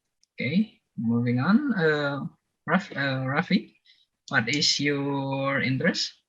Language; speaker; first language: English; non-native, learner; Indonesian